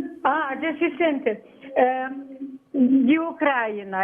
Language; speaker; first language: Italian; non-native, learner; Ukrainian